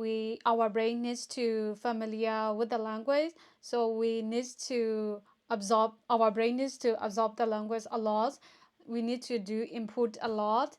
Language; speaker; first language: English; non-native, fluent; Burmese